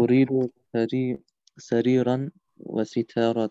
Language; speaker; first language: Arabic; non-native, learner; German